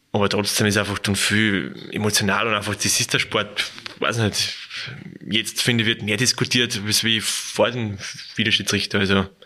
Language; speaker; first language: German; native; German